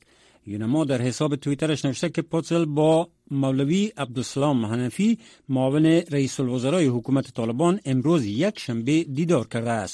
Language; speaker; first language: Persian; native; Persian